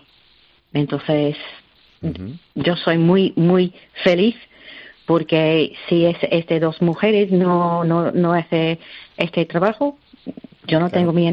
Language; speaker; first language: Spanish; non-native, learner; English